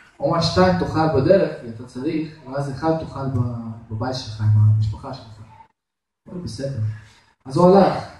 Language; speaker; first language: Hebrew; non-native, fluent; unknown